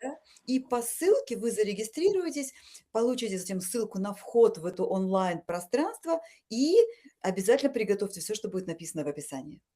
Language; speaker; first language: Russian; native; Russian